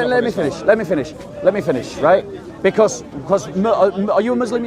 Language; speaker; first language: English; native; English